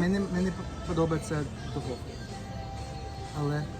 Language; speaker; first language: Ukrainian; non-native, learner; English